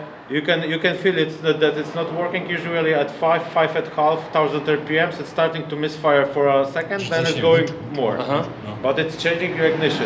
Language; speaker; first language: English; non-native, fluent; Polish